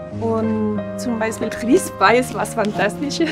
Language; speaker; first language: German; non-native, fluent; Spanish